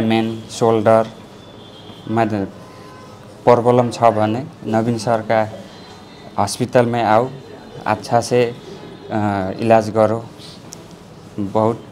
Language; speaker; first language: Hindi; non-native, learner; Nepali